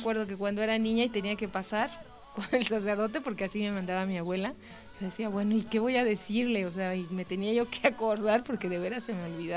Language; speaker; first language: Spanish; native; Spanish